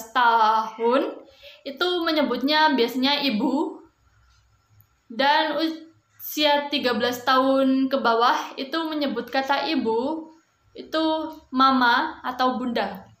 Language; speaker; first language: Indonesian; non-native, local second language; Javanese